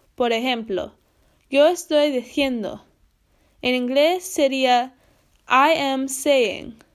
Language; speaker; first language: Spanish; non-native, fluent; English